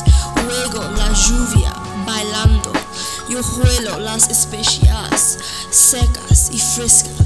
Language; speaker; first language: Spanish; non-native, learner; English